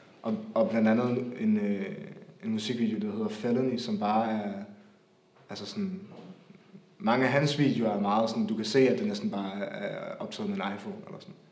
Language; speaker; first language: Danish; native; Danish